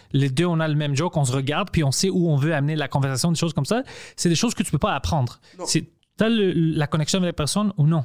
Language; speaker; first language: French; non-native, local second language; English